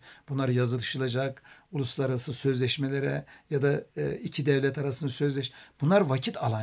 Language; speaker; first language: Turkish; native; Turkish